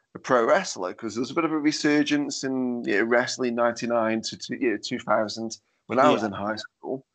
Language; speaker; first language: English; native; English